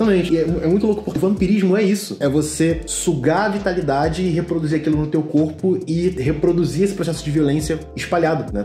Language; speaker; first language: Portuguese; native; Portuguese